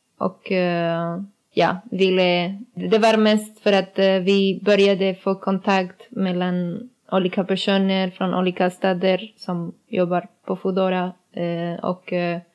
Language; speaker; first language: Swedish; non-native, learner; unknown